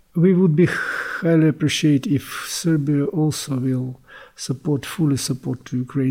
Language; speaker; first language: English; non-native, learner; Ukrainian